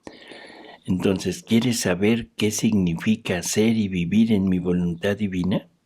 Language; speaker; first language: Spanish; native; Spanish